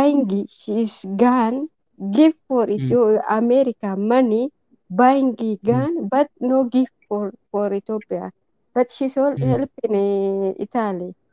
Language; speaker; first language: English; non-native, learner; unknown